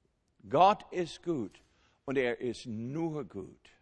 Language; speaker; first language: German; non-native, fluent; English